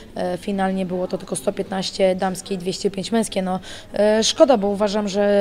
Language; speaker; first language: Polish; native; Polish